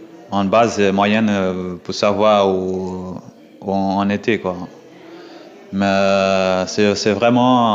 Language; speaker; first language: French; non-native, learner; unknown